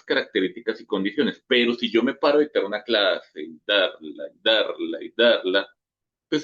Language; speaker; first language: Spanish; native; Spanish